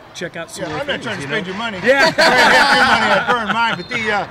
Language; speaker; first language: English; native; English